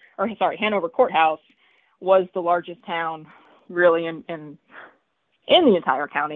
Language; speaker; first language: English; native; English